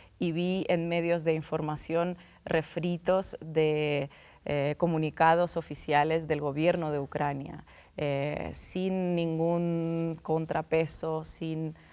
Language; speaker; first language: Spanish; non-native, fluent; Russian